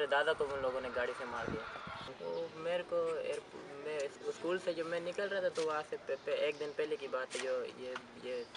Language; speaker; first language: Hindi; non-native, fluent; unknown